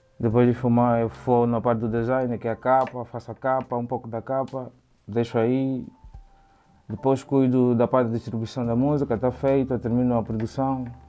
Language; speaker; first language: Portuguese; native; Portuguese